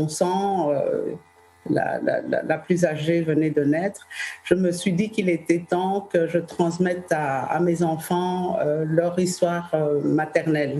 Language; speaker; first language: French; early bilingual, other home language; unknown